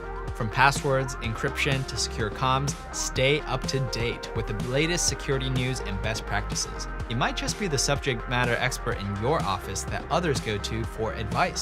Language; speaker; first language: English; native; English